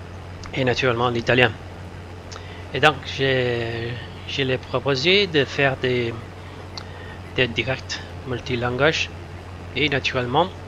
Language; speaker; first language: French; non-native, fluent; Italian